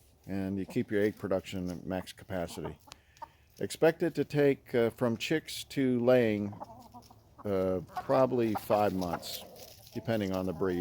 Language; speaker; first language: English; native; English